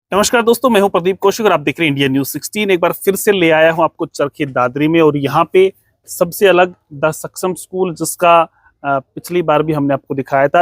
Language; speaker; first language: Hindi; native; Hindi